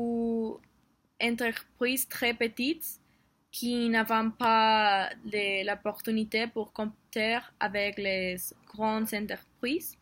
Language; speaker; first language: French; non-native, learner; Spanish